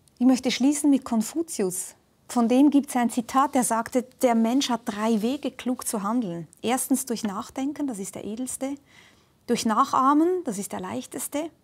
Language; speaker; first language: German; native; German